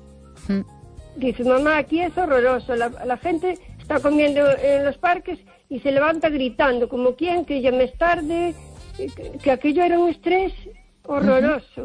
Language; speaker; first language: Spanish; non-native, local second language; Galician